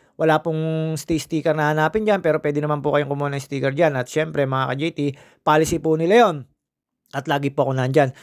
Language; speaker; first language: Filipino; native; Filipino